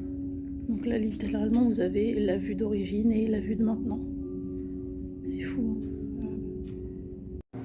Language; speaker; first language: French; native; French